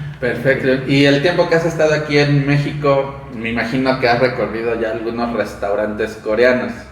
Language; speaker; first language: Spanish; native; Spanish